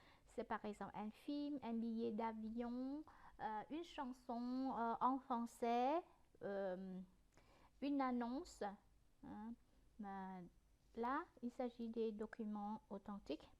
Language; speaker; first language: French; non-native, fluent; Vietnamese